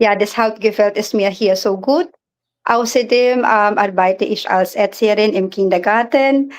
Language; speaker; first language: German; non-native, learner; Filipino